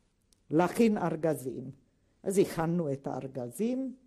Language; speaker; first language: Hebrew; non-native, fluent; Hungarian